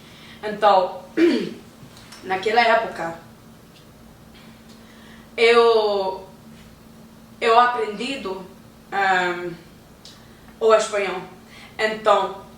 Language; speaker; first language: Portuguese; non-native, learner; English